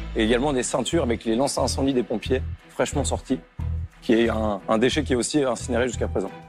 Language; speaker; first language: French; native; French